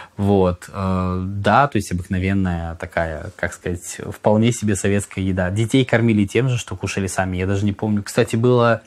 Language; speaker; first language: Russian; native; Russian